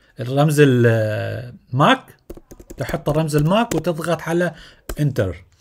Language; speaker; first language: Arabic; native; Arabic